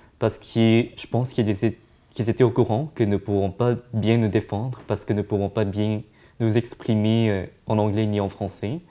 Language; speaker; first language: French; early bilingual, other home language; Korean